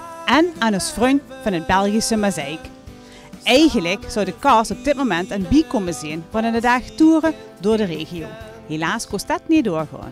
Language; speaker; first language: Dutch; native; Dutch